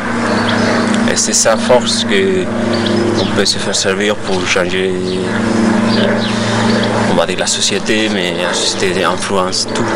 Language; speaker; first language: French; non-native, fluent; Spanish